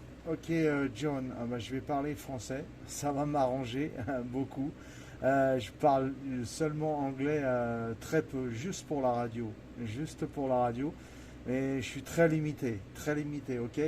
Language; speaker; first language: French; native; French